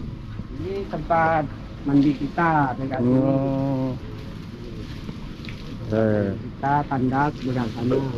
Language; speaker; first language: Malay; non-native, local second language; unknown